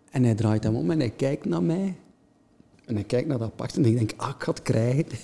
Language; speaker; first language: Dutch; native; Dutch